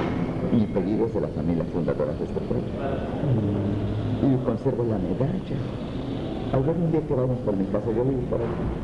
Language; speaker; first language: Spanish; native; Spanish